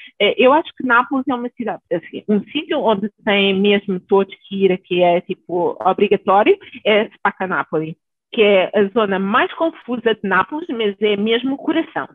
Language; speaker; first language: Portuguese; early bilingual, other home language; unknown